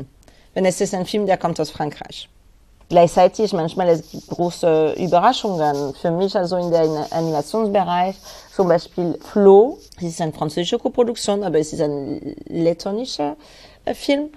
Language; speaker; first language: German; non-native, fluent; French